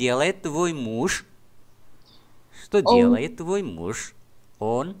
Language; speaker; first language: Russian; non-native, fluent; Vietnamese